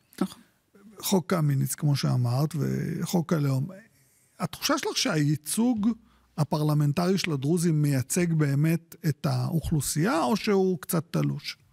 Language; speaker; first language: Hebrew; native; Hebrew